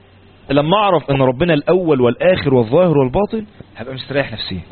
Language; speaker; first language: Arabic; native; Arabic